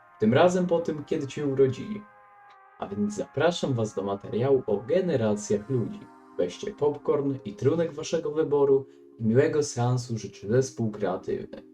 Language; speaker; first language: Polish; native; Polish